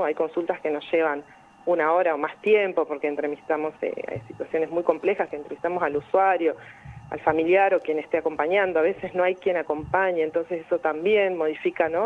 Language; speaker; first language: Spanish; native; Spanish